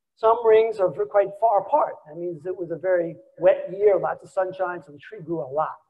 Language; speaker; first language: English; native; English